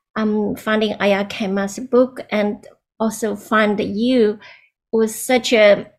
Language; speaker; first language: English; non-native, learner; Chinese